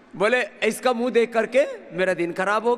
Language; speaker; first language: Hindi; native; Hindi